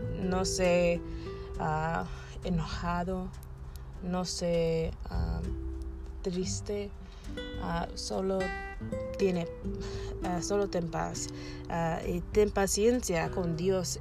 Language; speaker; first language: Spanish; non-native, learner; English